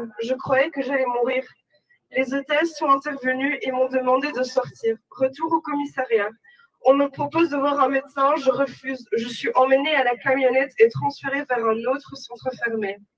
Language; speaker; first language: French; native; French